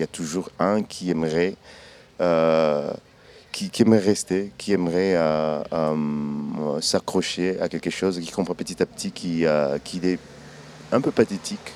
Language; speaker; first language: French; non-native, local second language; Kinyarwanda